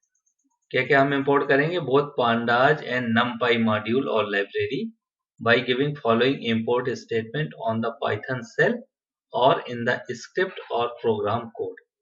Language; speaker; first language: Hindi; native; Hindi